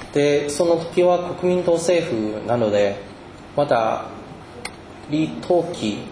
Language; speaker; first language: Japanese; non-native, fluent; Chinese